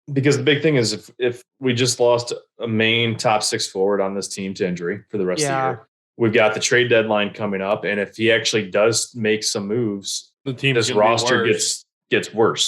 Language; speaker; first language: English; native; English